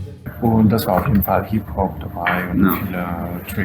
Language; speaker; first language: German; non-native, fluent; Spanish